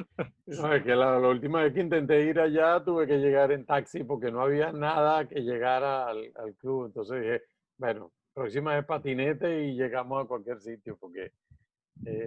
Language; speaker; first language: Spanish; native; Spanish